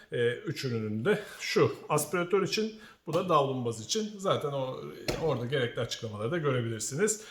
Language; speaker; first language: Turkish; native; Turkish